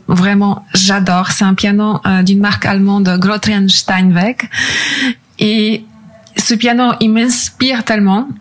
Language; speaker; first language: French; non-native, fluent; Polish